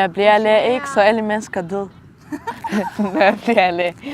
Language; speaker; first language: Danish; early bilingual, other home language; Arabic